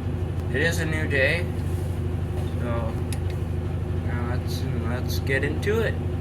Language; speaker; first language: English; native; English